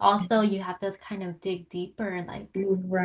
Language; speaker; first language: English; native; English